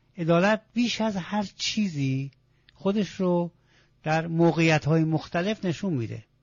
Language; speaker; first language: Persian; non-native, local second language; Azerbaijani